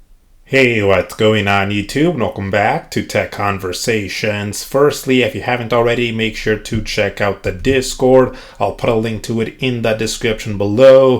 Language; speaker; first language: English; native; English